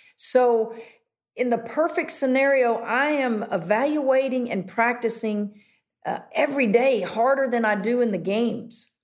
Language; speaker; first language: English; native; English